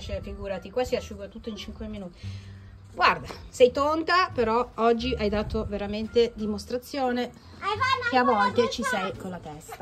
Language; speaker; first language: Italian; native; Italian